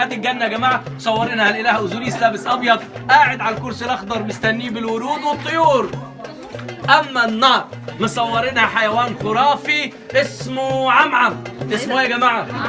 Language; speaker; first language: Arabic; native; Arabic